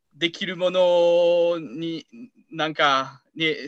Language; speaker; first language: Japanese; non-native, learner; French